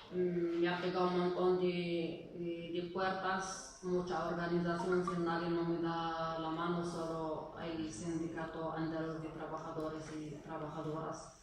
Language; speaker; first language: Spanish; non-native, fluent; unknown